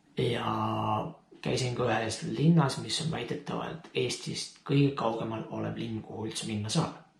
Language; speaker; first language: Estonian; early bilingual, heritage; Estonian